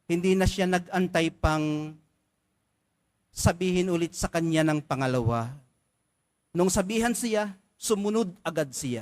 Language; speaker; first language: Filipino; native; Filipino